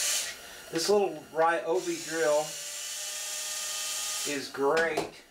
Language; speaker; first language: English; native; English